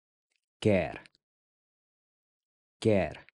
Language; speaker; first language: Portuguese; non-native, fluent; English